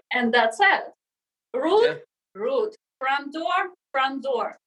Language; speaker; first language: English; non-native, fluent; Russian